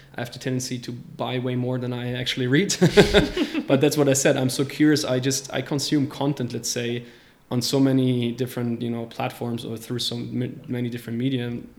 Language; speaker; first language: English; non-native, fluent; German